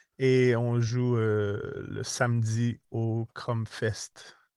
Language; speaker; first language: French; native; French